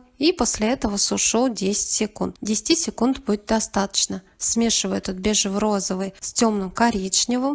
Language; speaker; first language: Russian; native; Russian